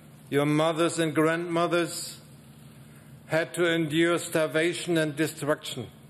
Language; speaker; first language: English; non-native, fluent; German